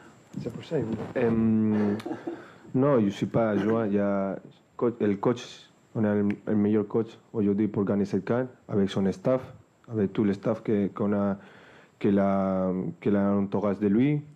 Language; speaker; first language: French; non-native, fluent; Spanish